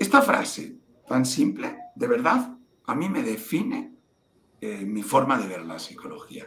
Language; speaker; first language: Spanish; native; Spanish